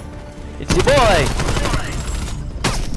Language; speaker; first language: English; native; English